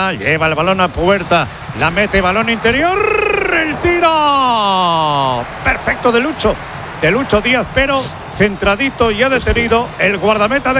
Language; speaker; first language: Spanish; native; Spanish